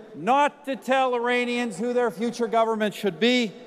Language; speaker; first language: English; native; English